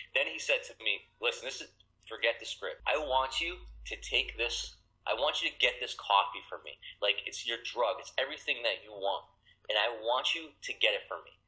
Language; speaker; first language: English; native; English